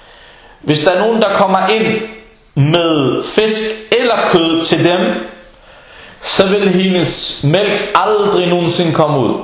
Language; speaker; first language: Danish; non-native, fluent; Arabic